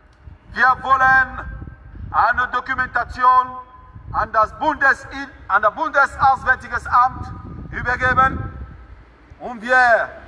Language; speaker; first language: German; non-native, fluent; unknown